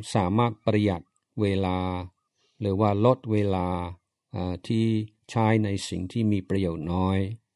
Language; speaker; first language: Thai; non-native, fluent; English